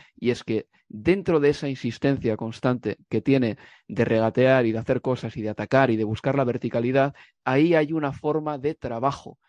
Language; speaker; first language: Spanish; native; Spanish